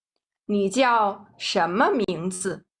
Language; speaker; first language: Chinese; non-native, fluent; Nepali